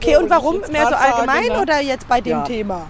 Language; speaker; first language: German; native; German